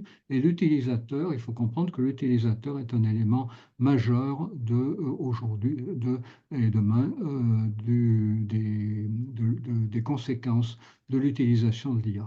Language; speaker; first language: French; native; French